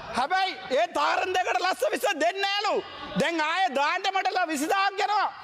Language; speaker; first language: Sinhala; non-native, local second language; Tamil